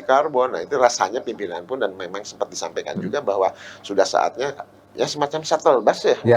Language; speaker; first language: Indonesian; native; Indonesian